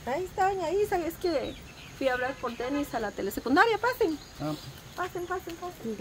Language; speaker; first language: Spanish; native; Spanish